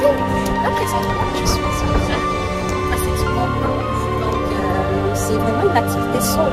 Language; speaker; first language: French; native; French